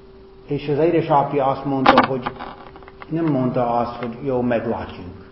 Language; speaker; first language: Hungarian; non-native, fluent; English